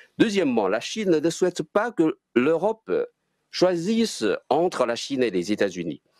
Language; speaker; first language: French; non-native, fluent; Chinese